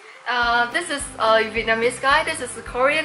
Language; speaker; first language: English; non-native, fluent; Vietnamese